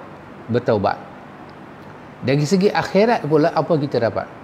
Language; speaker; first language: Malay; native; Malay